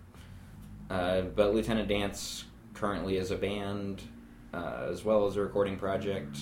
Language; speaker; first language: English; native; English